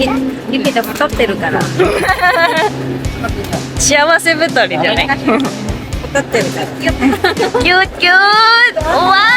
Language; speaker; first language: Japanese; native; Japanese